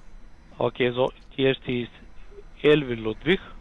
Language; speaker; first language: German; non-native, learner; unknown